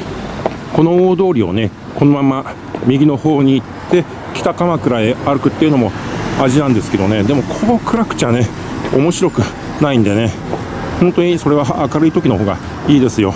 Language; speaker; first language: Japanese; native; Japanese